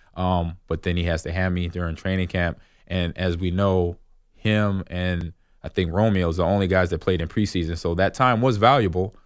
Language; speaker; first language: English; native; English